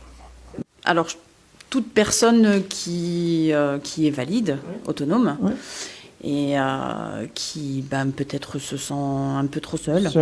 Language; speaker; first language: French; native; French